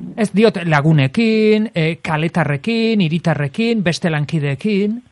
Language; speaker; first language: Basque; native; Basque